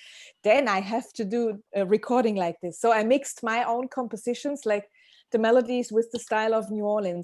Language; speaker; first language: English; non-native, fluent; German